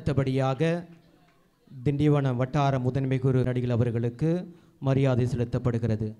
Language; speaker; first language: Tamil; native; Tamil